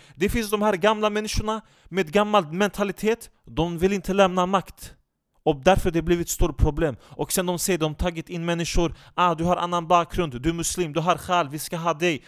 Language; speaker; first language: Swedish; non-native, fluent; Turkish